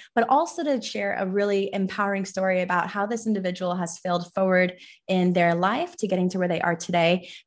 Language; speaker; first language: English; early bilingual, other home language; Persian